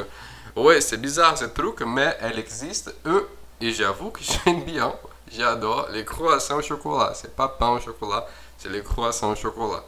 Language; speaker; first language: French; non-native, fluent; Portuguese